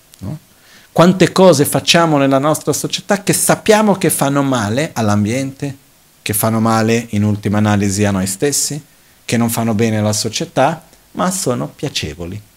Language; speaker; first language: Italian; non-native, fluent; Portuguese